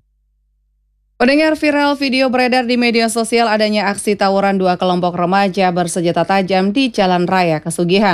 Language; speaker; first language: Indonesian; native; Indonesian